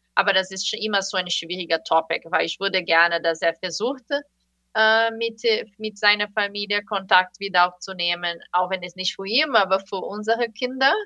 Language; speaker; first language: German; non-native, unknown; Portuguese